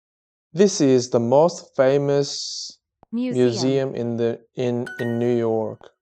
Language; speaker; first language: English; non-native, learner; Korean